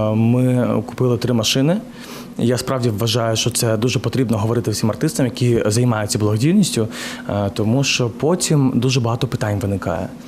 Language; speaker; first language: Ukrainian; native; Ukrainian